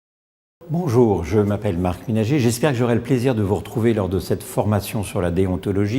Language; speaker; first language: French; native; French